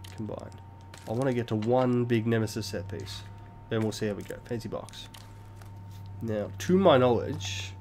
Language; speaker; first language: English; native; English